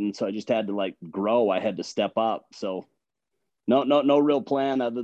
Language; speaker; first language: English; native; English